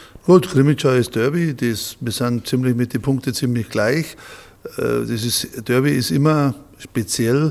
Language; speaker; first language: German; native; German